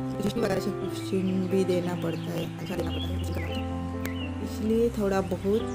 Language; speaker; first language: Hindi; non-native, local second language; Odia